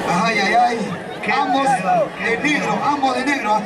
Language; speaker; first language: Spanish; native; Spanish